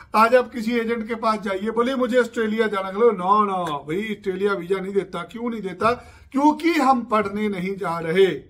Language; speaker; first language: Hindi; non-native, local second language; Punjabi